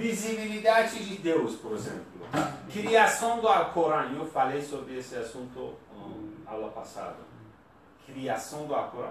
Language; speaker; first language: Portuguese; non-native, learner; Persian